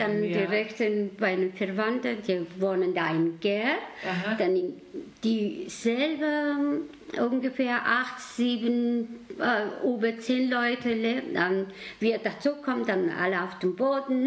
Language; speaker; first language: German; non-native, learner; Mongolian